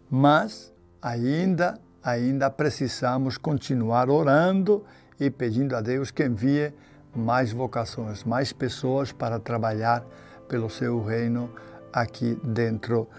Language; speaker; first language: Portuguese; non-native, fluent; Spanish